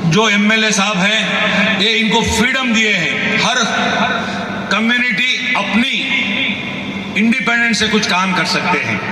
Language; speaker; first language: Urdu; native; Urdu